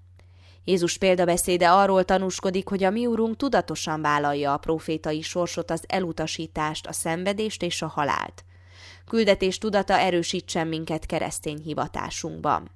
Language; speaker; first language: Hungarian; native; Hungarian